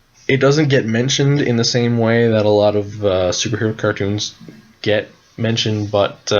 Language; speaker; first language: English; native; English